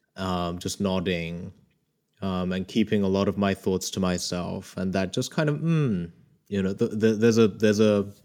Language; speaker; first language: English; early bilingual, other home language; Korean